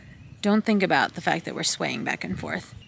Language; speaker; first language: English; native; English